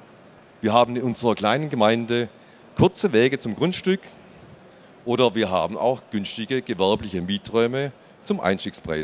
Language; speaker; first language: German; native; German